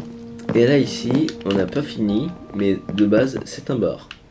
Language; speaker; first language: French; native; French